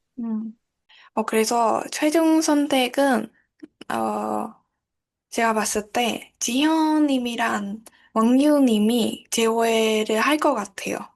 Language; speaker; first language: Korean; non-native, learner; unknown